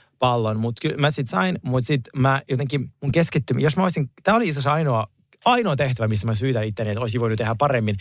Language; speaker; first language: Finnish; non-native, fluent; Russian